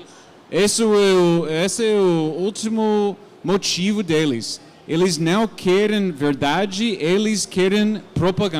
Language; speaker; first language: Portuguese; non-native, fluent; English